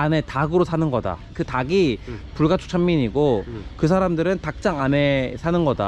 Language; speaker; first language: Korean; native; Korean